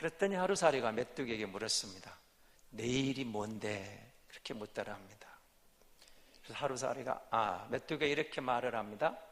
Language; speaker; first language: Korean; native; Korean